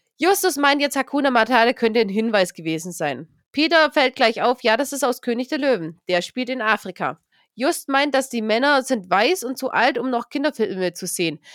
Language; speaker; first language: German; native; German